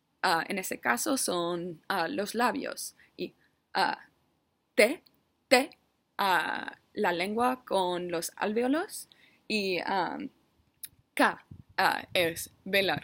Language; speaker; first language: Spanish; non-native, learner; English